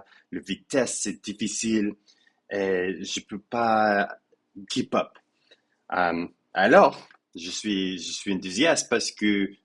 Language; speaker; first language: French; non-native, learner; English